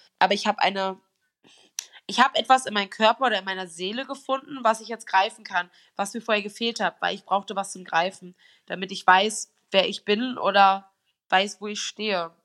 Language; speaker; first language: German; native; German